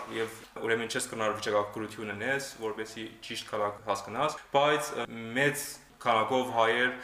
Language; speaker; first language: Armenian; early bilingual, heritage; Armenian